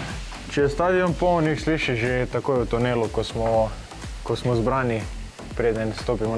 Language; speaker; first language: Slovenian; native; Slovenian